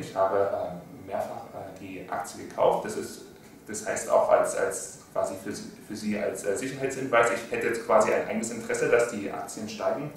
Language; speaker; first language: German; native; German